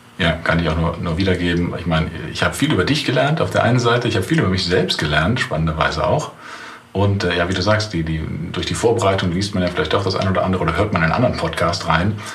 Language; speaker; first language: German; native; German